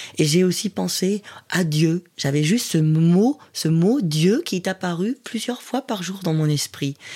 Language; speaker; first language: French; non-native, fluent; German